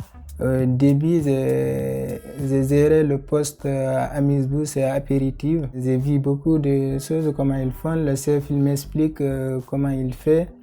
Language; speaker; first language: French; non-native, fluent; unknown